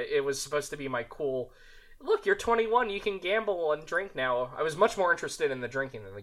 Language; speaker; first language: English; native; English